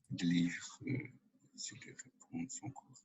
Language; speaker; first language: French; non-native, learner; Spanish